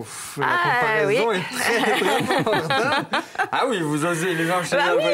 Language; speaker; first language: French; native; French